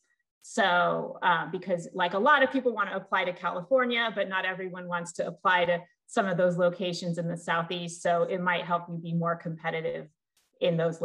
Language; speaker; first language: English; native; English